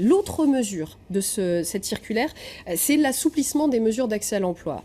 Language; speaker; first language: French; native; French